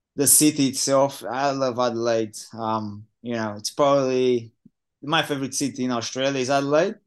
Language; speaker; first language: English; non-native, fluent; Portuguese